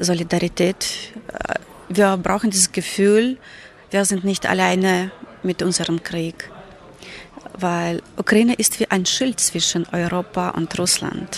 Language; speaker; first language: German; non-native, fluent; Ukrainian